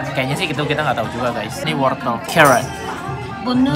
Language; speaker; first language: Indonesian; native; Indonesian